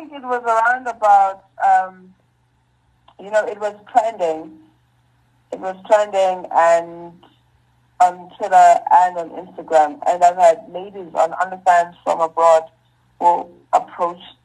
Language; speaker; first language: English; non-native, local second language; Zulu